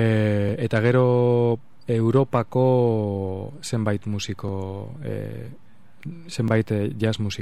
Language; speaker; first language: Basque; non-native, local second language; Spanish